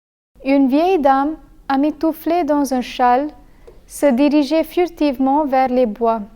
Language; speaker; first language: French; non-native, fluent; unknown